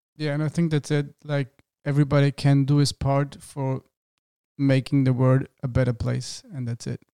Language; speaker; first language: English; non-native, fluent; German